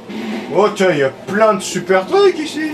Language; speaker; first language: French; native; French